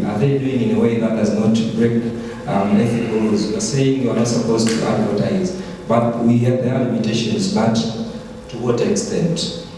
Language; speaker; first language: English; non-native, local second language; Swahili